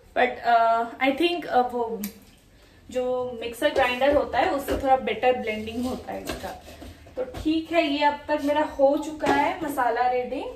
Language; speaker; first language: Hindi; non-native, local second language; Bangla